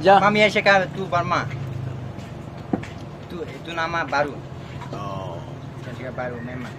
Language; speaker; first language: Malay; non-native, learner; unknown